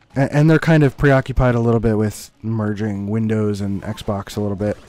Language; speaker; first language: English; native; English